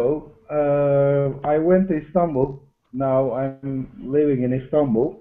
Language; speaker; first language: English; non-native, learner; Turkish